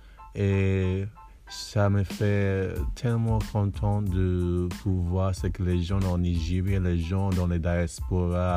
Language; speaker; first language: French; non-native, learner; English